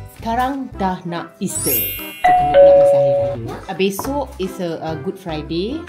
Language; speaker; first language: Malay; native; Malay